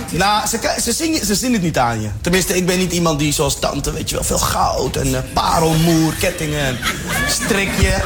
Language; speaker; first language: Dutch; early bilingual, other home language; Riffian